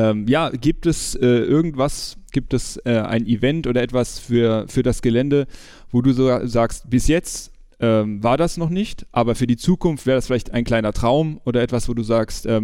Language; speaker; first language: German; native; German